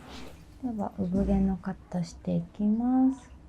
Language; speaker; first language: Japanese; native; Japanese